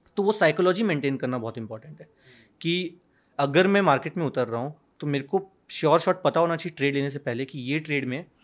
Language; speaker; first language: Hindi; native; Hindi